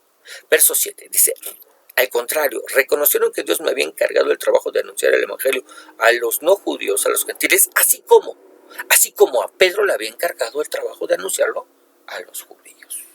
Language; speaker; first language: Spanish; native; Spanish